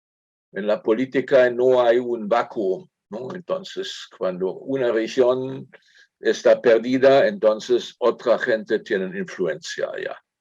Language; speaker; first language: Spanish; non-native, fluent; German